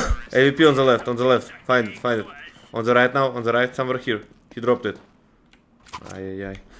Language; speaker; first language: English; non-native, fluent; Russian